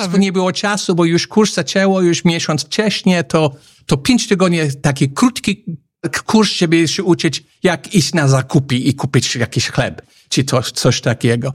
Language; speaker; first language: Polish; non-native, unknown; English